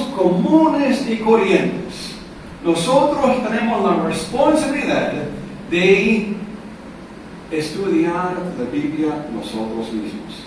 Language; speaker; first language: Spanish; non-native, fluent; English